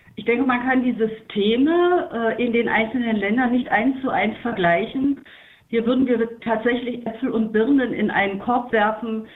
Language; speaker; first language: German; native; German